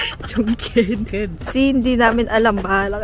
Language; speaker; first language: Filipino; native; Filipino